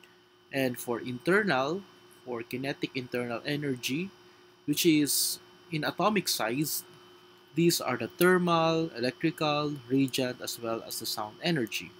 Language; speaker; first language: English; non-native, local second language; Filipino